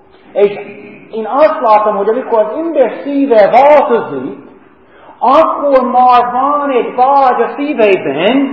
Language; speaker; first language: Hungarian; non-native, fluent; English